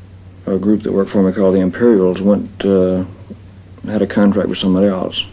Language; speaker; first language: English; native; English